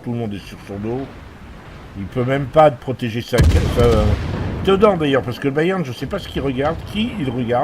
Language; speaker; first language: French; native; French